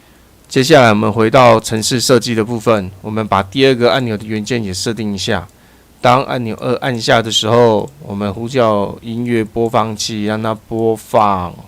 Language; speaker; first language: Chinese; native; Chinese